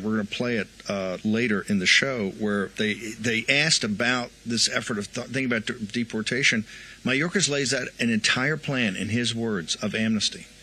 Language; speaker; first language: English; native; English